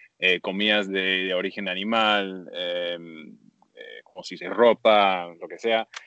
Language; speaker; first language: Spanish; early bilingual, heritage; Spanish